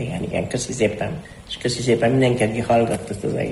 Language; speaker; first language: Hungarian; early bilingual, heritage; Hungarian